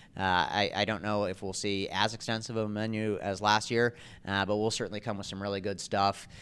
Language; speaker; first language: English; native; English